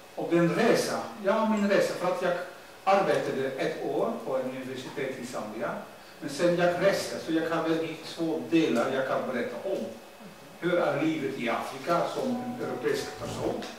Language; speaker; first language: Swedish; non-native, learner; Dutch